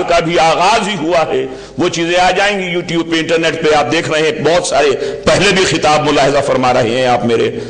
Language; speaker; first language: Urdu; native; Urdu